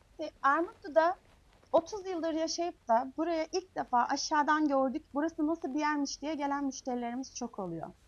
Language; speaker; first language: Turkish; native; Turkish